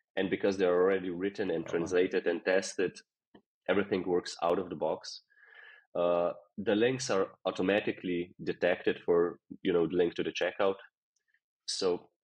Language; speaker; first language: English; non-native, fluent; Slovenian